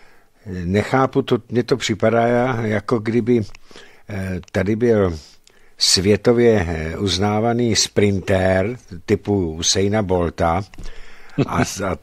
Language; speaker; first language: Czech; native; Czech